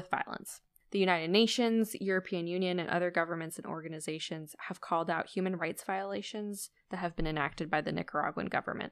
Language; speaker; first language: English; native; English